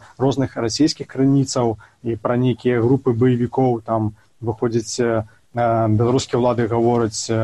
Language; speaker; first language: Belarusian; native; Belarusian